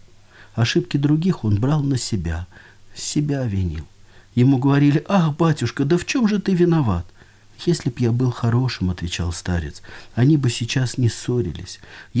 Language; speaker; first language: Russian; native; Russian